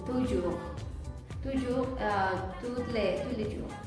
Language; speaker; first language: French; non-native, learner; Spanish